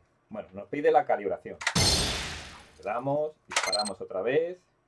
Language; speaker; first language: Spanish; native; Spanish